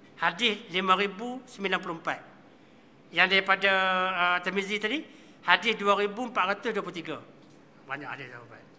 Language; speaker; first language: Malay; native; Malay